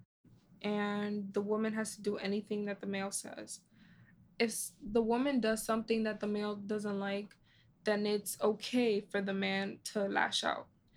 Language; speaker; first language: English; native; English